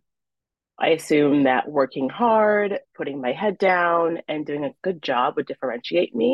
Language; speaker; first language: English; native; English